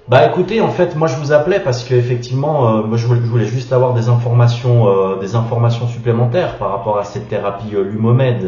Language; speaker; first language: French; native; French